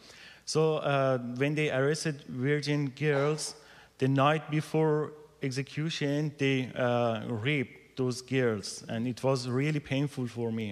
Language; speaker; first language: English; non-native, learner; Persian